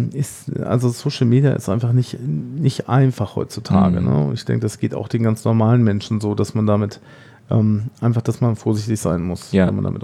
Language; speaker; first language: German; native; German